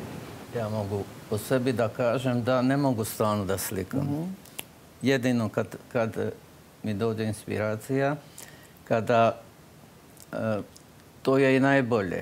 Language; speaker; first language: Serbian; non-native, local second language; Slovak